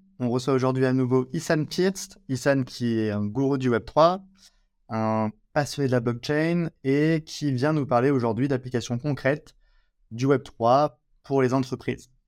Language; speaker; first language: French; native; French